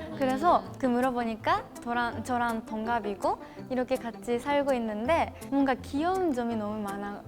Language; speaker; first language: Korean; non-native, fluent; Japanese